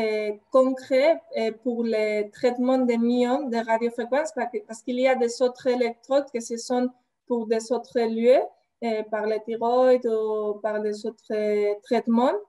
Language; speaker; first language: French; non-native, fluent; Spanish